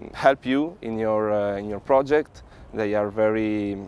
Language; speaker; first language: English; non-native, learner; Italian